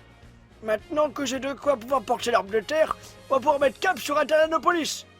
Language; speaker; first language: French; native; French